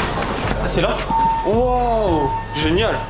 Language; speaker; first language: French; native; French